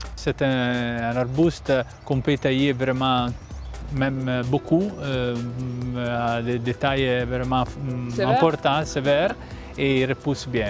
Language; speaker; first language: French; non-native, fluent; Italian